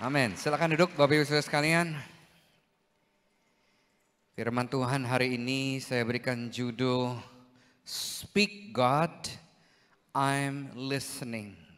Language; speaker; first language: Indonesian; native; Indonesian